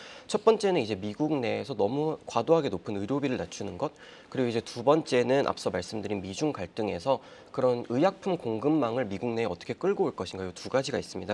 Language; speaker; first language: Korean; native; Korean